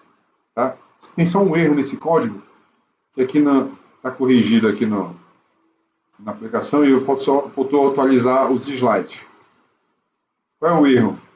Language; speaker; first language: Portuguese; native; Portuguese